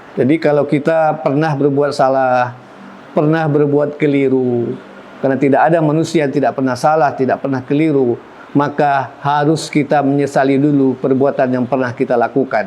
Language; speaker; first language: Malay; non-native, local second language; Minangkabau